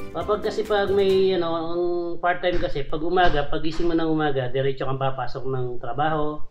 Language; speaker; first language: Filipino; non-native, local second language; Cebuano